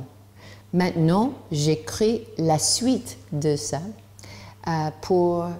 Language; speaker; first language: French; non-native, learner; English